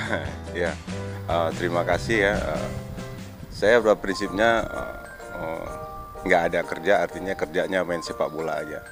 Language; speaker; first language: Indonesian; non-native, local second language; Minangkabau